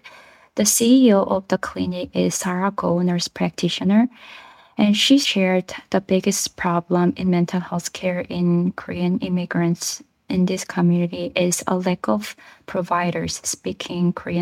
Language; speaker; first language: English; non-native, fluent; Korean